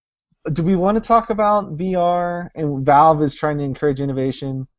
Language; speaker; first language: English; native; English